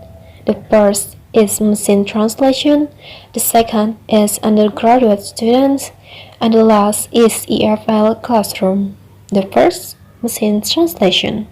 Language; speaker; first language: English; non-native, learner; Indonesian